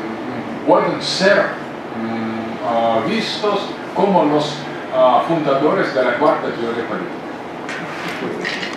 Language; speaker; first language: Spanish; non-native, fluent; Russian